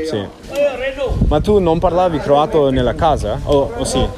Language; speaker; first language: Italian; non-native, fluent; English